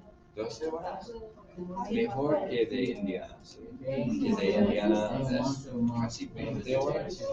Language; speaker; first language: Spanish; non-native, fluent; English